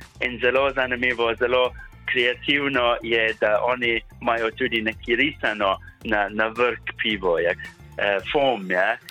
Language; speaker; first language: Slovenian; non-native, learner; English